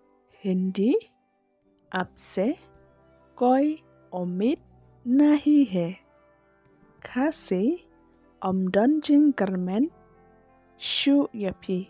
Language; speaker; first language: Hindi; non-native, local second language; Khasi